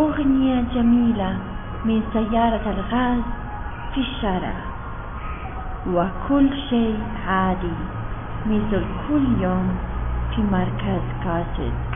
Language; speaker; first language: Arabic; non-native, learner; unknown